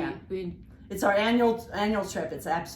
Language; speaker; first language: English; native; English